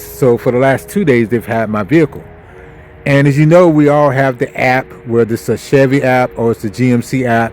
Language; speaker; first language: English; native; English